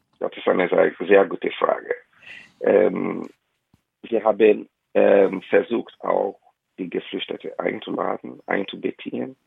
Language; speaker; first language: German; non-native, fluent; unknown